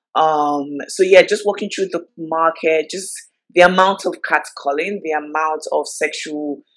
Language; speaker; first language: English; native; English